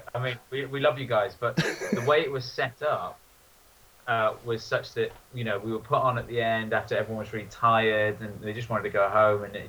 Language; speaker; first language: English; native; English